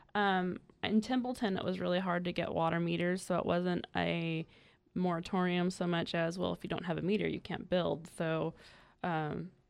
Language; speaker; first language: English; native; English